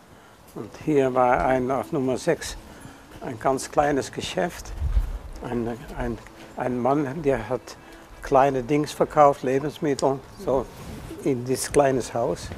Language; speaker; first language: German; non-native, fluent; Dutch